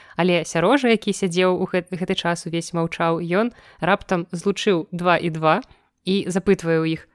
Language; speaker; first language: Belarusian; non-native, local second language; Russian